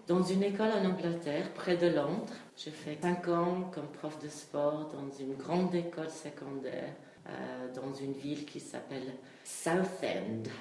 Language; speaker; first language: French; non-native, fluent; English